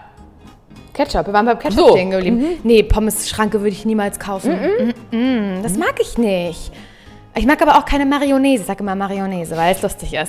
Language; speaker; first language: German; native; German